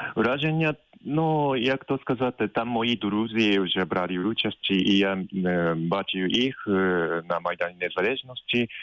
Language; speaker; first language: Ukrainian; non-native, fluent; Japanese